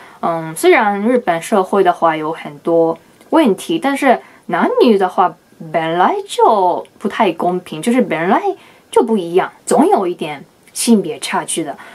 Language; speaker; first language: Chinese; non-native, fluent; Japanese